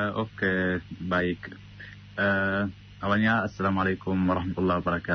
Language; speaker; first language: Indonesian; non-native, fluent; Arabic